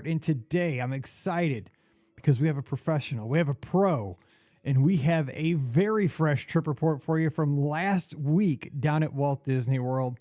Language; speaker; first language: English; native; English